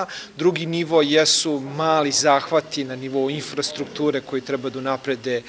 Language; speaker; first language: Serbian; native; Serbian